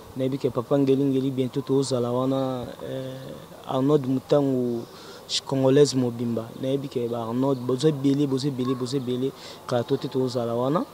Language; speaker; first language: Lingala; native; Lingala